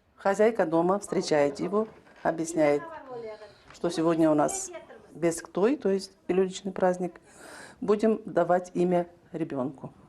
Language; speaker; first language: Russian; non-native, local second language; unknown